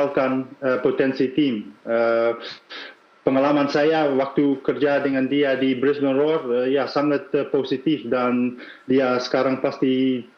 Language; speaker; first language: Indonesian; non-native, fluent; Dutch